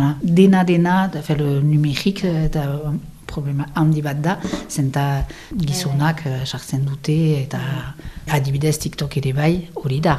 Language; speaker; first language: Basque; non-native, local second language; French